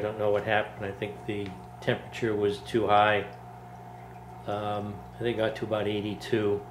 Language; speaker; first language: English; native; English